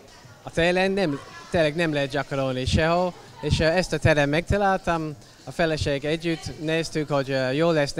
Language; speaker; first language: Hungarian; non-native, learner; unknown